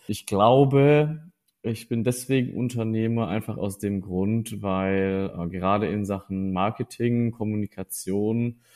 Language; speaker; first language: German; native; German